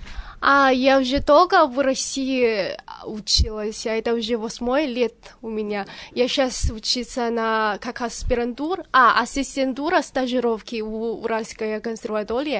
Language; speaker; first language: Russian; non-native, learner; Chinese